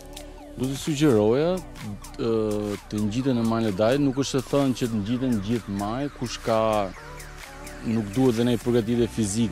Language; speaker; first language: Albanian; native; Albanian